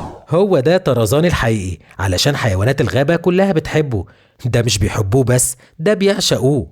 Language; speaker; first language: Arabic; native; Arabic